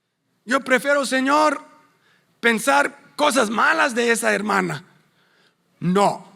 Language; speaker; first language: Spanish; non-native, fluent; English